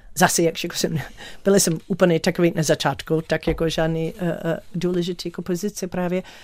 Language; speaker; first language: Czech; non-native, learner; English